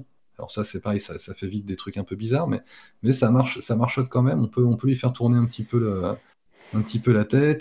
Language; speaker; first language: French; native; French